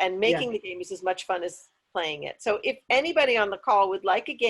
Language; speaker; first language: English; native; English